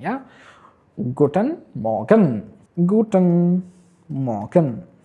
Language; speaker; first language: German; non-native, fluent; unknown